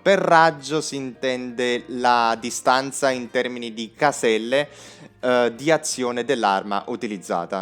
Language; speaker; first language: Italian; native; Italian